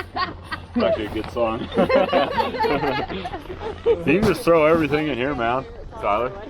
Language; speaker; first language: English; native; English